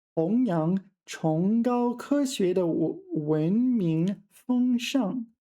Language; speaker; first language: Chinese; non-native, fluent; English